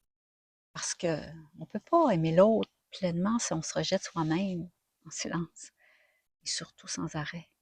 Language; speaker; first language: French; native; French